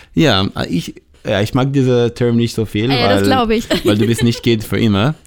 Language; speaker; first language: German; non-native, learner; Hebrew